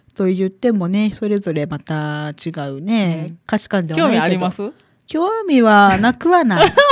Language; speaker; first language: Japanese; native; Japanese